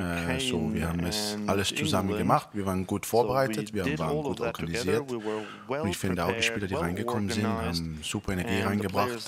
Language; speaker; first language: German; non-native, fluent; Danish